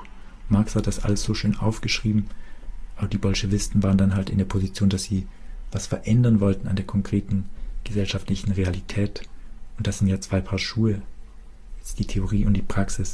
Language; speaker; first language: German; native; German